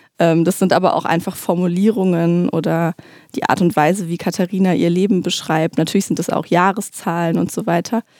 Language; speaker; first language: German; native; German